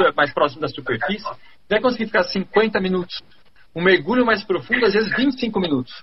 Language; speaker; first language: Portuguese; native; Portuguese